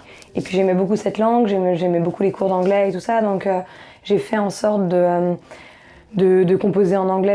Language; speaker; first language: French; native; French